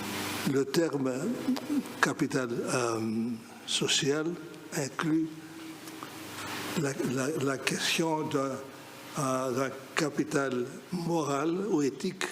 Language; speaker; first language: French; non-native, fluent; Greek